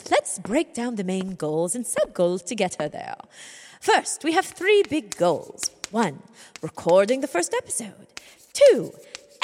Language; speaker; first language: English; native; English